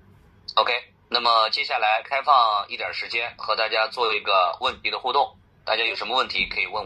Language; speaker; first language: Chinese; native; Chinese